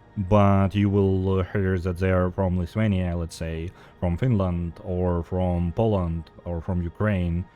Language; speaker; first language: English; non-native, fluent; Belarusian